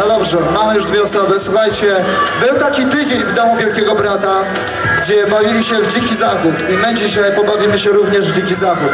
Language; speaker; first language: Polish; native; Polish